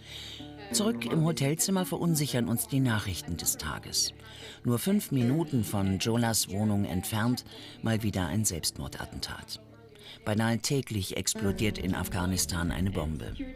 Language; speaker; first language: German; native; German